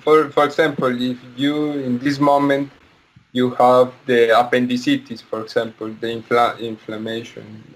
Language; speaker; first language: English; non-native, learner; Spanish